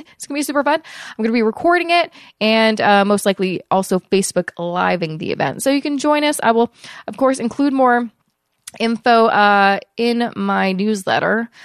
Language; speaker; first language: English; native; English